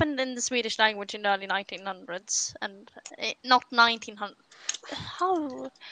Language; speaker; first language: English; non-native, fluent; Swedish